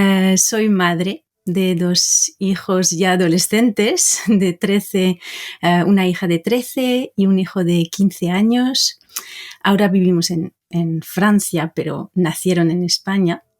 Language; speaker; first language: Spanish; non-native, fluent; French